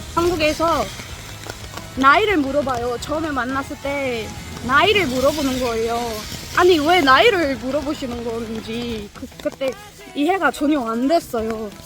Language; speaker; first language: Korean; non-native, fluent; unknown